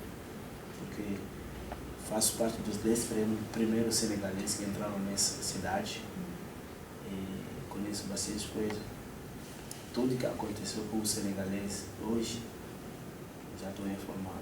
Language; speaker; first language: Portuguese; non-native, fluent; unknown